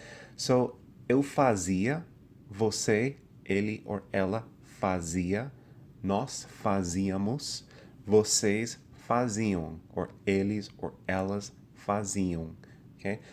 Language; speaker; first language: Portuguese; non-native, fluent; English